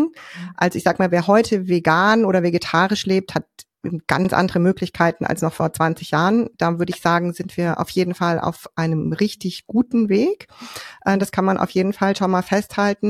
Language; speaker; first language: German; native; German